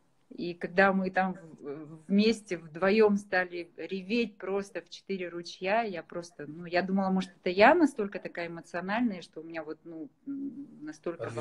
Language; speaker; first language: Russian; native; Russian